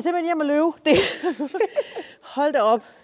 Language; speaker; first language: Danish; native; Danish